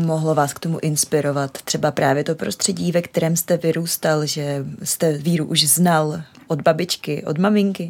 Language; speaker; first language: Czech; native; Czech